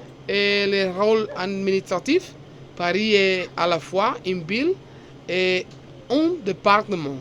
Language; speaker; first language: French; non-native, learner; Spanish